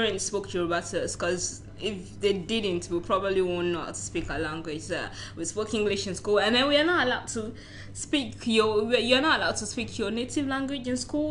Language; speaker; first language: English; non-native, local second language; Yoruba